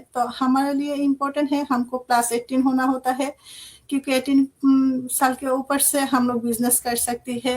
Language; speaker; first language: Hindi; non-native, fluent; Bangla